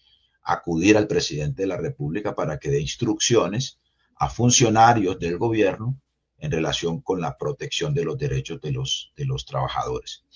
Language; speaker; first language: Spanish; native; Spanish